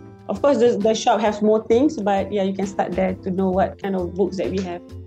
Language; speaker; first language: English; non-native, local second language; Malay